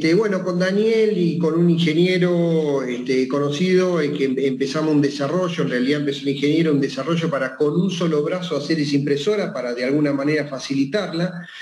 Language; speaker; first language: Spanish; native; Spanish